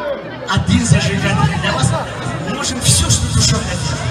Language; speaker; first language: Russian; non-native, fluent; Lezghian